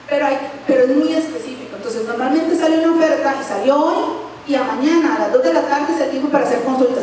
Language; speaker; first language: Spanish; native; Spanish